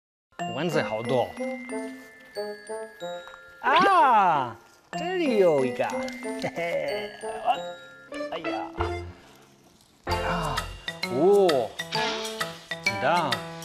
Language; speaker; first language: Chinese; non-native, learner; English